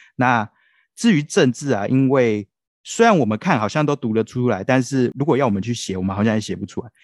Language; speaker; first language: Chinese; non-native, local second language; Min Nan Chinese